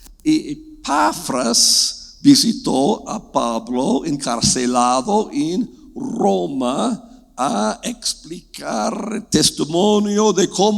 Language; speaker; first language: Spanish; non-native, fluent; English